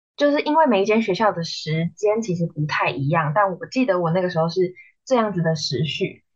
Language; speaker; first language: Chinese; native; Chinese